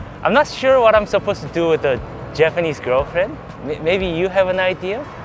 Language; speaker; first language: English; non-native, fluent; Korean